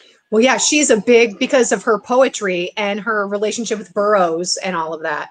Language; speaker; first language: English; native; English